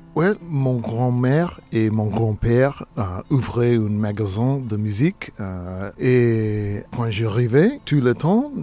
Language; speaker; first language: French; non-native, learner; English